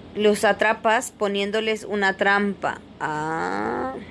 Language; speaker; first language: Spanish; native; Spanish